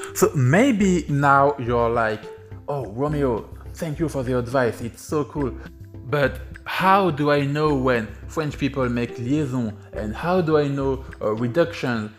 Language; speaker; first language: English; non-native, fluent; French